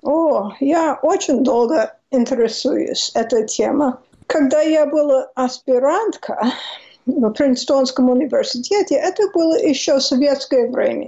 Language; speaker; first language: Russian; non-native, fluent; English